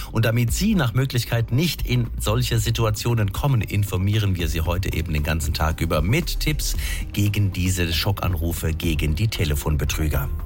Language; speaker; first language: German; native; German